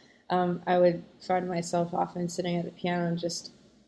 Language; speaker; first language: English; native; English